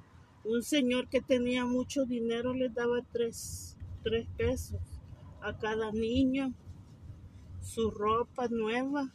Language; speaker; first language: Spanish; native; Spanish